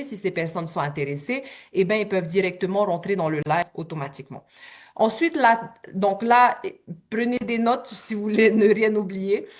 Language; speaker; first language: French; native; French